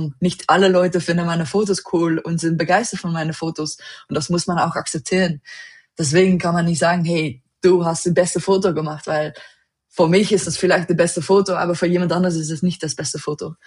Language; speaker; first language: German; non-native, fluent; Dutch